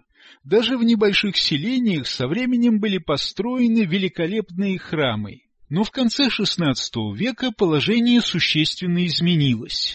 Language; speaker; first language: Russian; native; Russian